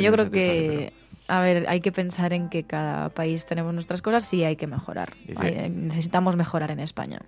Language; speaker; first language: Spanish; native; Spanish